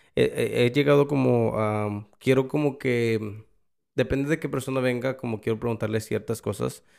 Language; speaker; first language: Spanish; early bilingual, heritage; Spanish